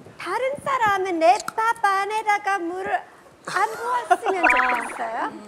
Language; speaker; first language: Korean; non-native, fluent; English